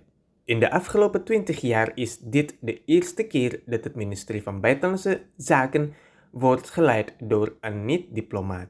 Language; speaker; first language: Dutch; non-native, fluent; Indonesian